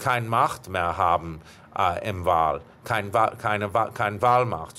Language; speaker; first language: German; non-native, fluent; English